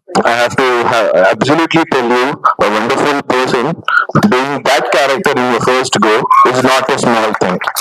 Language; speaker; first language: English; non-native, local second language; Telugu